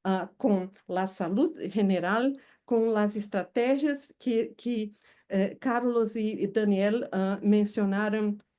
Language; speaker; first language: Spanish; non-native, fluent; Portuguese